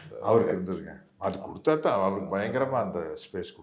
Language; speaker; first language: Tamil; native; Tamil